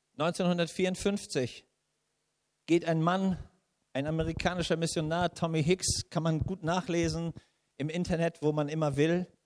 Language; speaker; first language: German; native; German